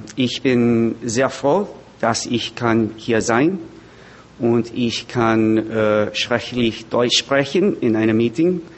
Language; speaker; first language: German; non-native, learner; English